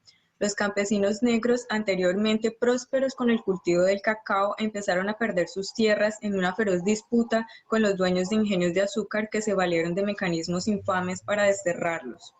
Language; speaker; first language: Spanish; native; Spanish